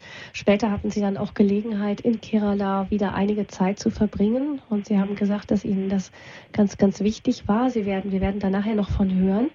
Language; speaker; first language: German; native; German